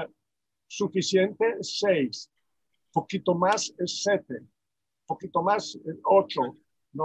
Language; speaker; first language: Spanish; non-native, fluent; Italian